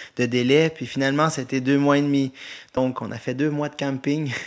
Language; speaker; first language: French; native; French